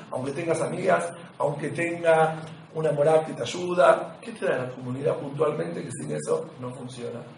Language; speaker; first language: Spanish; native; Spanish